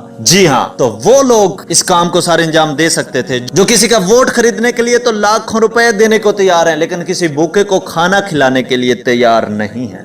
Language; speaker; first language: Urdu; native; Urdu